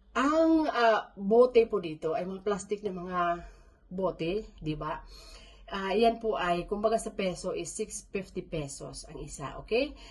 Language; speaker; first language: Filipino; non-native, local second language; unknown